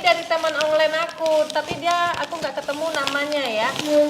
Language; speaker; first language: Indonesian; native; Indonesian